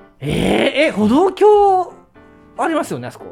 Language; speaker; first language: Japanese; native; Japanese